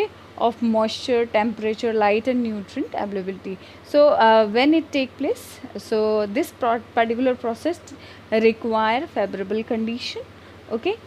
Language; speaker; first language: English; non-native, local second language; Hindi